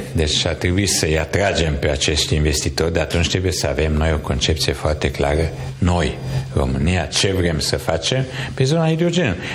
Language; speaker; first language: Romanian; non-native, local second language; Hungarian